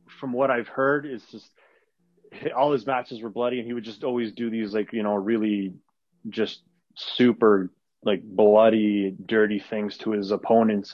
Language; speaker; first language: English; non-native, fluent; Arabic